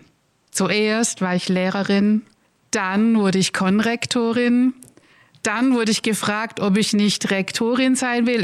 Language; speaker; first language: German; native; German